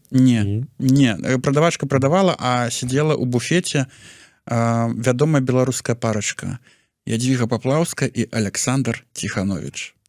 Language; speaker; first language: Belarusian; native; Belarusian